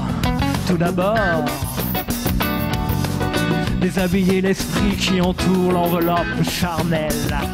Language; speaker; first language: French; native; French